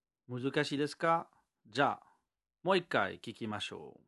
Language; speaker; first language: Japanese; non-native, learner; French